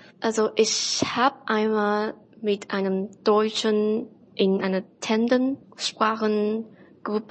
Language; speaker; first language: German; non-native, learner; Chinese